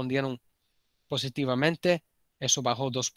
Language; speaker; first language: Spanish; early bilingual, heritage; Spanish